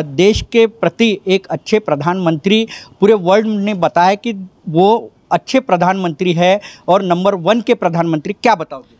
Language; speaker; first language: Hindi; non-native, local second language; Marathi